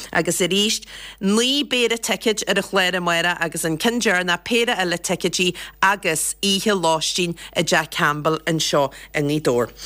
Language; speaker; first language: Irish; native; Irish